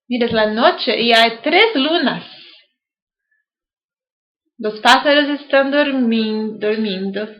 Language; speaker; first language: Spanish; non-native, learner; English